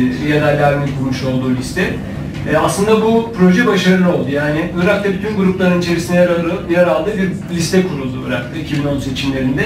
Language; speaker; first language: Turkish; native; Turkish